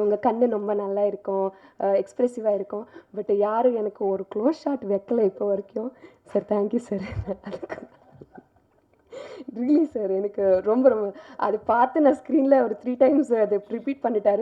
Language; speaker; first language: Tamil; non-native, local second language; Telugu